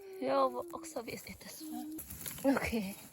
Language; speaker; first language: Swedish; non-native, learner; Thai